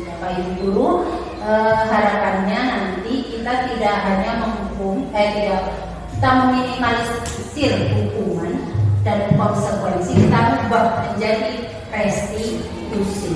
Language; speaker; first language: Indonesian; native; Indonesian